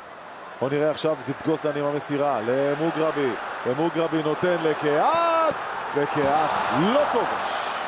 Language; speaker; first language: Hebrew; native; Hebrew